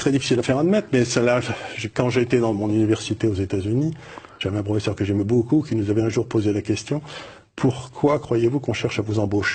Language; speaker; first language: French; native; French